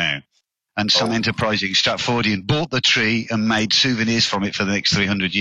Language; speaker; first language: English; native; English